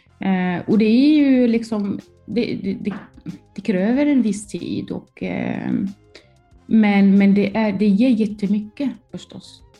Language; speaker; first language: Swedish; non-native, fluent; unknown